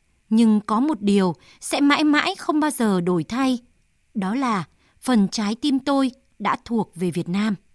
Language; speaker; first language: Vietnamese; native; Vietnamese